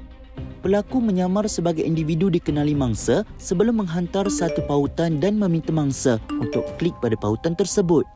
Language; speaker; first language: Malay; native; Malay